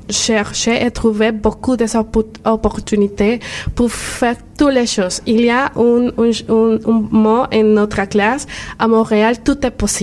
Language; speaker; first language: French; non-native, learner; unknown